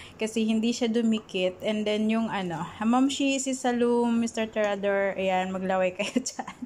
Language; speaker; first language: Filipino; non-native, local second language; Bikol